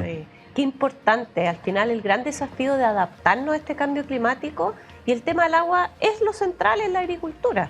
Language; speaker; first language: Spanish; native; Spanish